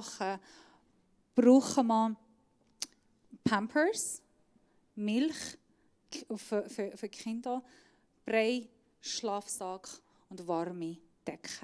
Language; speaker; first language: German; non-native, fluent; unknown